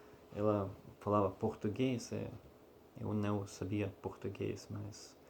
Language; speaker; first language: Portuguese; non-native, learner; Russian